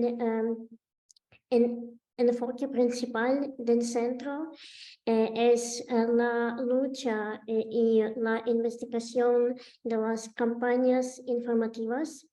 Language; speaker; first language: Spanish; non-native, fluent; Ukrainian